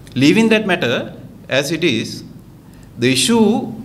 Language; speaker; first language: English; non-native, local second language; Sinhala